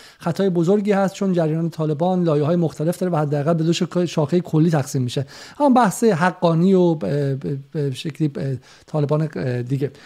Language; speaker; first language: Persian; native; Persian